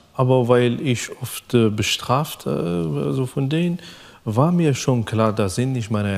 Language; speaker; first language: German; non-native, fluent; Arabic